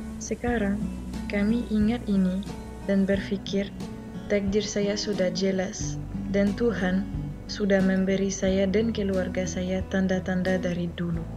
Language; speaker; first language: Indonesian; non-native, fluent; French